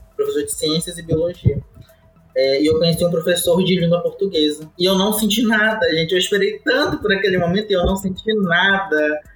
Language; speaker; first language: Portuguese; native; Portuguese